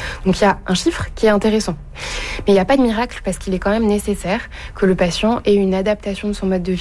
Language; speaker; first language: French; native; French